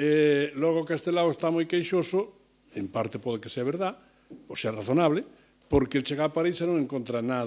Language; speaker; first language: Galician; native; Galician